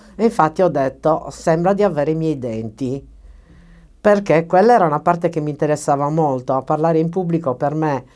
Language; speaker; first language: Italian; native; Italian